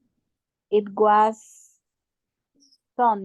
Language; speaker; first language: English; non-native, learner; Spanish